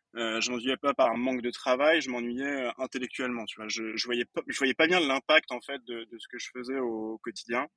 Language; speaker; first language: French; native; French